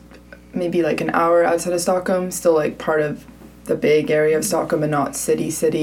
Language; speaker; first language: English; non-native, fluent; Swedish